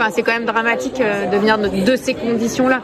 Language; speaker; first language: French; native; French